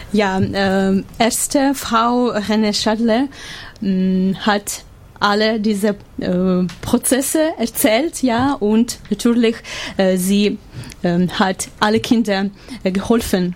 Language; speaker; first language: German; non-native, learner; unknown